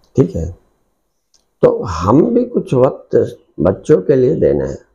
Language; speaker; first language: Hindi; non-native, local second language; Odia